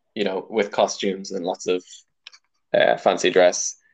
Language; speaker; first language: English; native; English